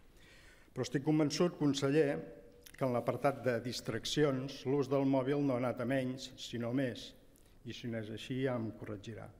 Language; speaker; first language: Catalan; native; Catalan